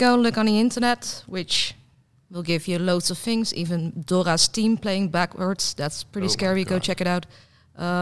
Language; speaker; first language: English; non-native, fluent; Dutch